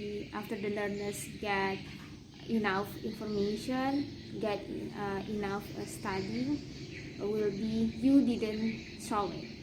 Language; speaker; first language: English; non-native, learner; Indonesian